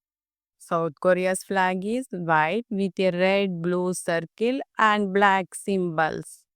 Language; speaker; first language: English; non-native, local second language; Telugu